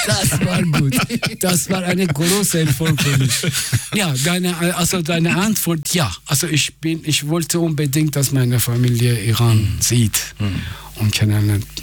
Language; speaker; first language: German; non-native, fluent; Persian